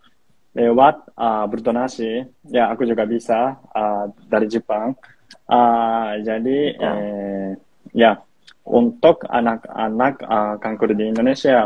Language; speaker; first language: Indonesian; non-native, fluent; Japanese